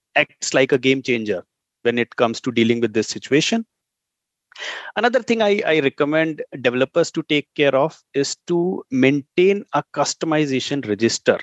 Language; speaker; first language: English; non-native, local second language; Hindi